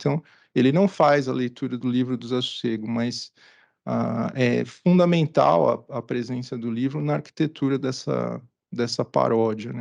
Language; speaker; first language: Portuguese; native; Portuguese